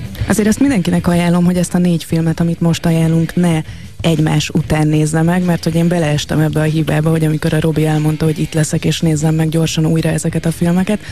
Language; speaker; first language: Hungarian; native; Hungarian